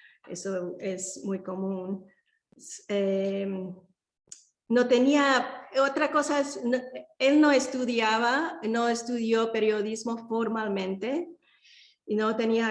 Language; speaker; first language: Spanish; early bilingual, heritage; Spanish